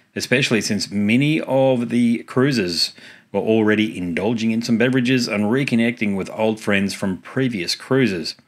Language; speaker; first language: English; native; English